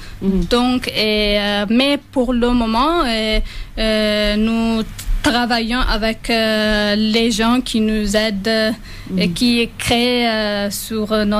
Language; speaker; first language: French; non-native, fluent; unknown